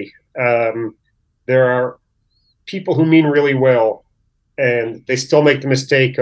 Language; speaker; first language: English; native; English